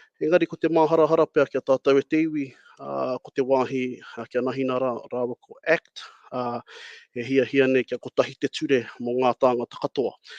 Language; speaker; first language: Māori; native; Māori